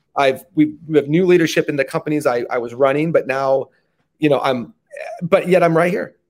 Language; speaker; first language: English; native; English